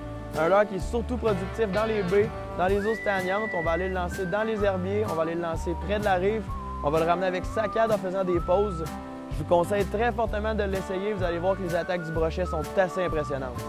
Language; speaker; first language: French; native; French